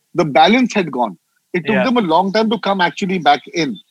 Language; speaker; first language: English; non-native, local second language; Hindi